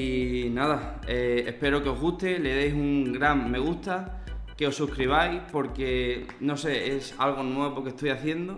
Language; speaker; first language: Spanish; native; Spanish